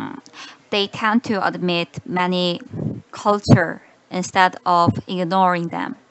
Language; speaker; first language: English; non-native, learner; Korean